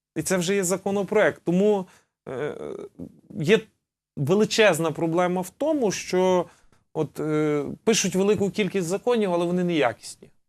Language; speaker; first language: Ukrainian; native; Ukrainian